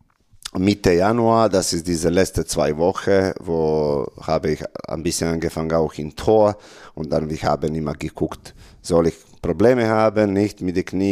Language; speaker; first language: German; non-native, learner; Serbian